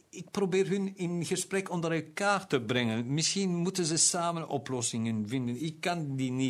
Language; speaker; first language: Dutch; non-native, local second language; German